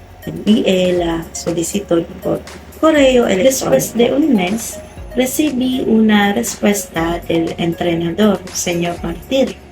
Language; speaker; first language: Spanish; non-native, learner; Filipino